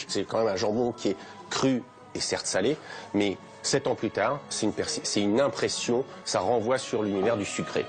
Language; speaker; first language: French; native; French